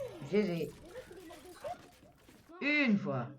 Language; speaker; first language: French; native; French